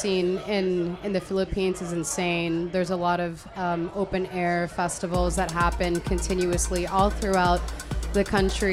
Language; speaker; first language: English; non-native, local second language; Hiligaynon